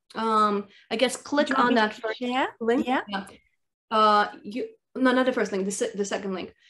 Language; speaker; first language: English; early bilingual, other home language; Russian